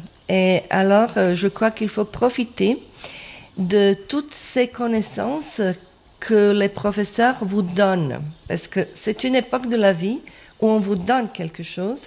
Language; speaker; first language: French; non-native, fluent; Croatian